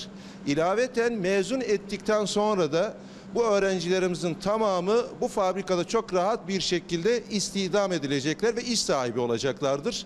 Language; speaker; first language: Turkish; native; Turkish